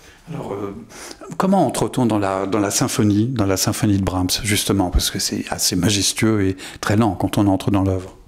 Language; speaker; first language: French; native; French